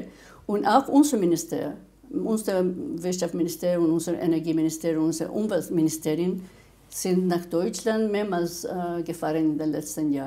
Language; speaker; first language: German; non-native, fluent; Spanish